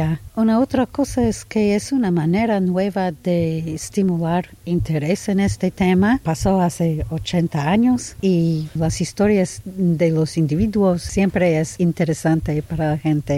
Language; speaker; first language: Spanish; non-native, fluent; English